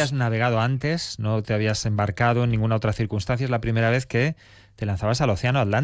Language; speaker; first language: Spanish; native; Spanish